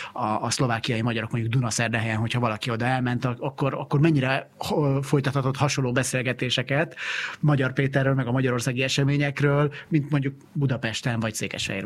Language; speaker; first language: Hungarian; native; Hungarian